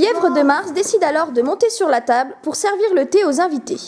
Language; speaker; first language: French; native; French